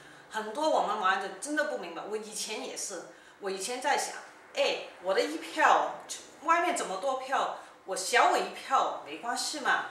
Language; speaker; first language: Chinese; early bilingual, heritage; Cantonese